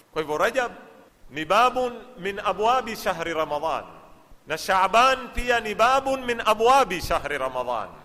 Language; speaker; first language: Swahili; native; Swahili